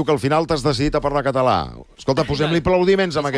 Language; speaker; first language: Catalan; native; Catalan